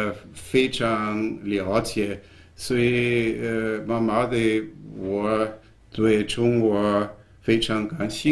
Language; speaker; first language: Chinese; non-native, fluent; German